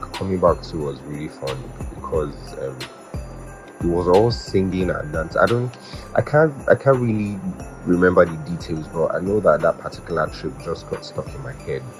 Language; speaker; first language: English; non-native, local second language; Yoruba